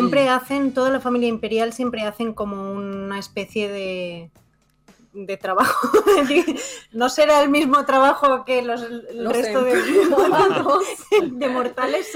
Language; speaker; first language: Spanish; native; Spanish